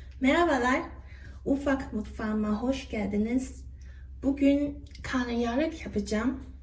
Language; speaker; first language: Turkish; non-native, learner; Chinese